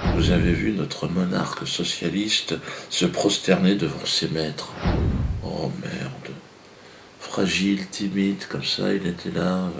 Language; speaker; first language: French; native; French